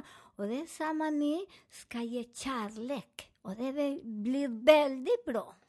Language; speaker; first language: Swedish; non-native, learner; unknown